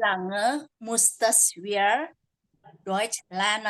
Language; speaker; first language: German; non-native, learner; Indonesian